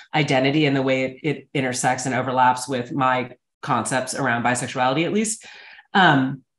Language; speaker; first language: English; native; English